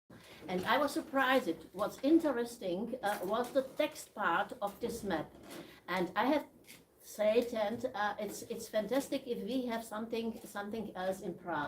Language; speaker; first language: English; non-native, learner; Czech